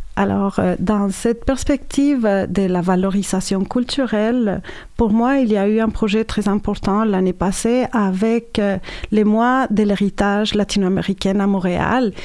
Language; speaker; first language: French; non-native, fluent; Spanish